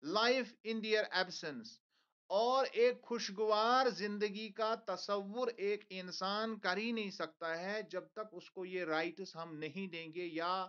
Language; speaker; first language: Hindi; non-native, local second language; Kashmiri